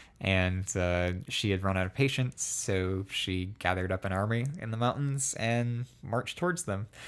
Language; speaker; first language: English; native; English